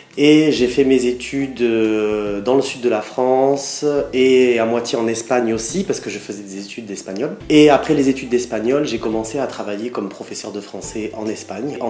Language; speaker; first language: French; native; French